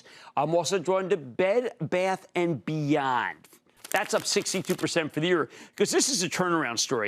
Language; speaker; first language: English; native; English